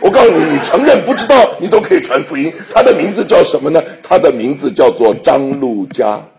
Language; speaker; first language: Chinese; native; Chinese